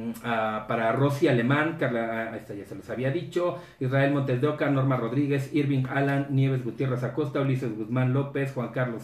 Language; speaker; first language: Spanish; native; Spanish